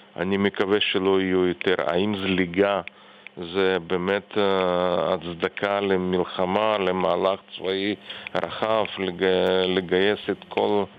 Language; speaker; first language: Hebrew; non-native, fluent; Russian